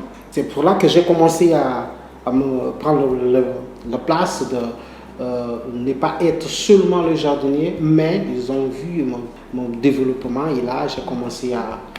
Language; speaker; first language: French; non-native, learner; Portuguese